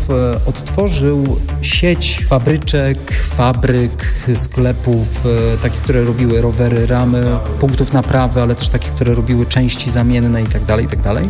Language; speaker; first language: Polish; native; Polish